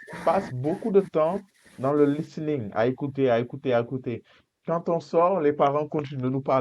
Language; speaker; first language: French; non-native, fluent; Portuguese